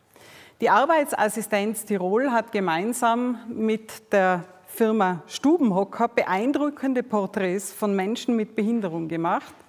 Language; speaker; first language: German; native; German